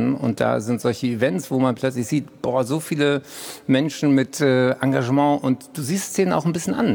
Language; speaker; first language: German; native; German